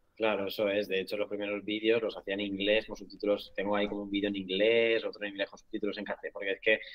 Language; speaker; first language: Spanish; native; Spanish